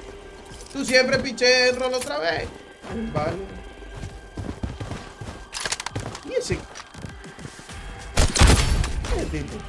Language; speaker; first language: Spanish; native; Spanish